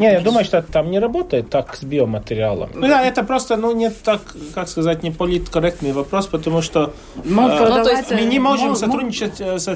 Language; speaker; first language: Russian; non-native, local second language; Latvian